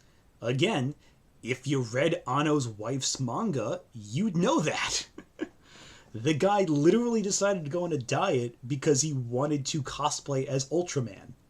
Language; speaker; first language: English; native; English